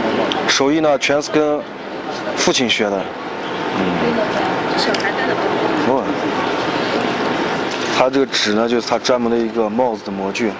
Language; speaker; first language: Chinese; native; Chinese